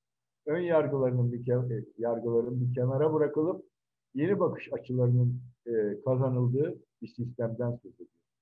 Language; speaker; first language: Turkish; native; Turkish